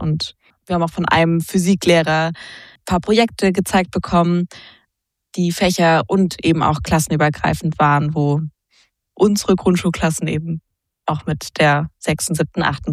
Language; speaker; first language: German; native; German